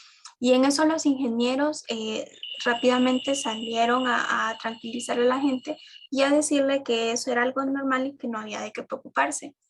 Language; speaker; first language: Spanish; native; Spanish